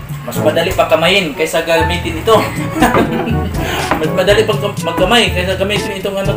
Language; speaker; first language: Filipino; non-native, local second language; Cebuano